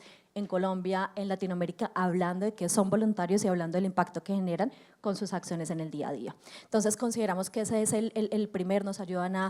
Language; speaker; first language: Spanish; native; Spanish